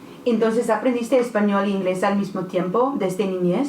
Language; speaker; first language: Spanish; non-native, learner; English